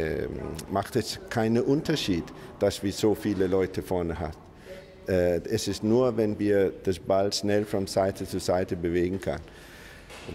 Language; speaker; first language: German; non-native, learner; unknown